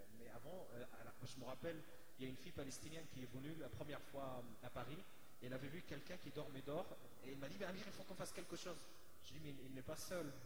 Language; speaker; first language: French; non-native, fluent; Arabic